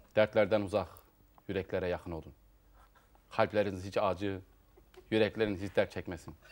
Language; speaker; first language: Turkish; early bilingual, other home language; German